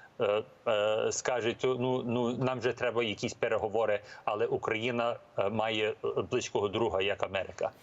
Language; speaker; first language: Ukrainian; early bilingual, heritage; English